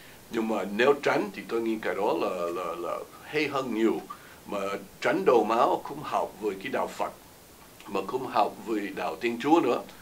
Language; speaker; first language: Vietnamese; non-native, fluent; English